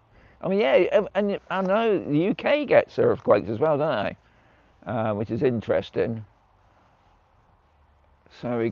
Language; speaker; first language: English; native; English